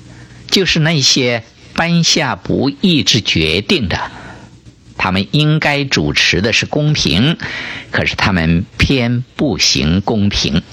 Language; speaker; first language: Chinese; native; Chinese